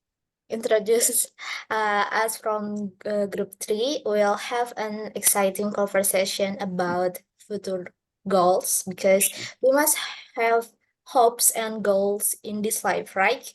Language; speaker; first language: English; non-native, learner; Indonesian